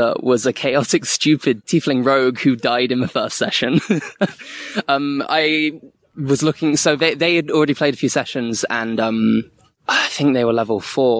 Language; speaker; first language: English; native; English